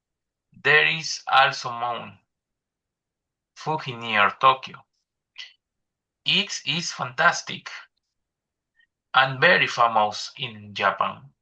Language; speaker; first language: English; non-native, learner; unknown